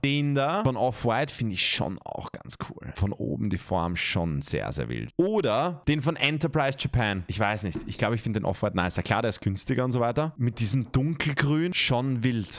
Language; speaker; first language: German; native; German